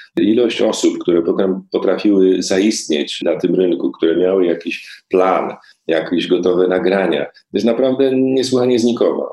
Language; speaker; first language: Polish; native; Polish